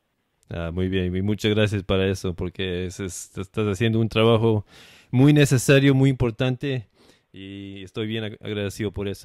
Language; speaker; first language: Spanish; non-native, learner; English